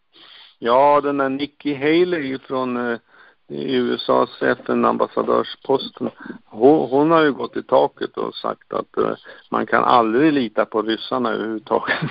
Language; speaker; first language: Swedish; native; Swedish